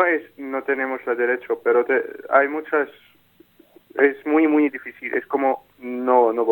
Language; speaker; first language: Spanish; non-native, learner; Arabic